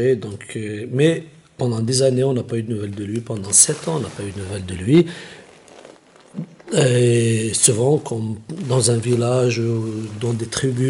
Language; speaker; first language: French; non-native, local second language; Kabyle